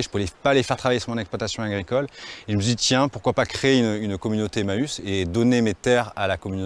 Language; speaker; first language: French; native; French